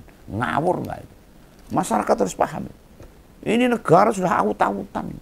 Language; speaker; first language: Indonesian; native; Indonesian